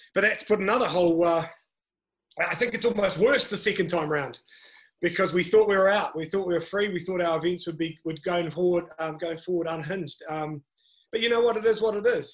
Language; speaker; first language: English; native; English